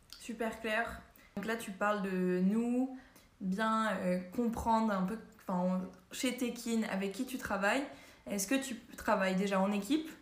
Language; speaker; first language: French; native; French